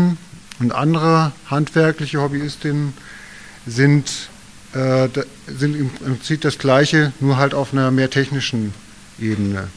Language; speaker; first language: German; native; German